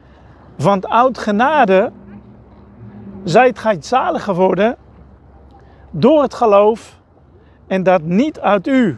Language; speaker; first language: Dutch; non-native, fluent; Hebrew